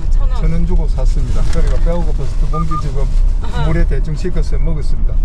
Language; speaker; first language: Korean; native; Korean